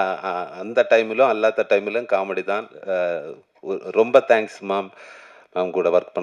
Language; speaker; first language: Tamil; non-native, learner; Malayalam